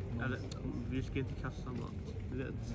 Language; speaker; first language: Swedish; early bilingual, other home language; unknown